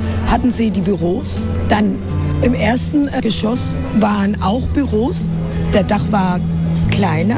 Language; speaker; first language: German; non-native, fluent; Spanish